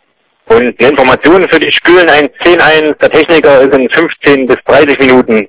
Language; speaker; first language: German; native; German